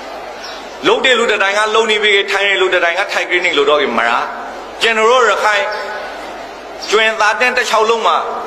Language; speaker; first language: Burmese; native; Burmese